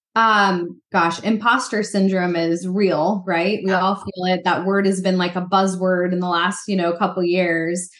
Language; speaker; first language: English; native; English